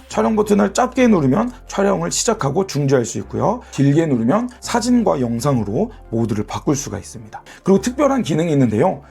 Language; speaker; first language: Korean; native; Korean